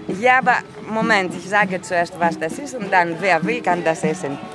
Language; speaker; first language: German; non-native, fluent; Greek